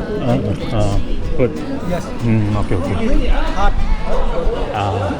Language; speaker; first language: English; non-native, learner; Korean